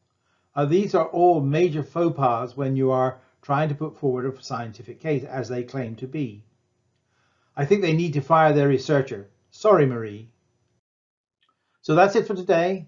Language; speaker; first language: English; native; English